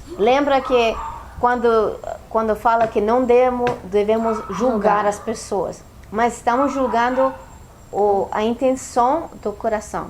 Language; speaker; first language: Portuguese; non-native, fluent; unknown